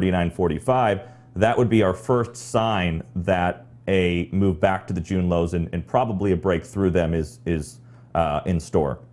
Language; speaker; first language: English; native; English